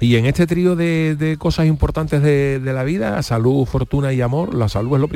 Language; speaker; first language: Spanish; native; Spanish